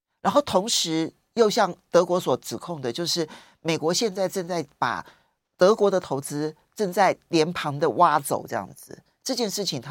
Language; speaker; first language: Chinese; native; Chinese